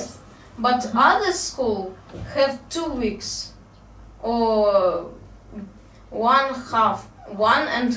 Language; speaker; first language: English; non-native, learner; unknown